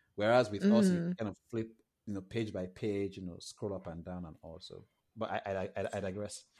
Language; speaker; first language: English; non-native, local second language; Yoruba